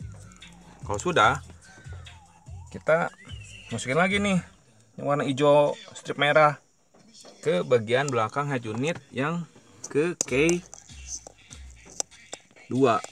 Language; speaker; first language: Indonesian; native; Indonesian